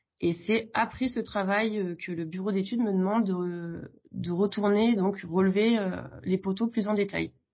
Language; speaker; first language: French; native; French